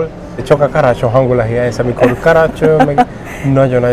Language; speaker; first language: Hungarian; early bilingual, heritage; Hungarian